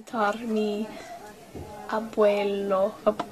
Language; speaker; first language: Spanish; non-native, learner; English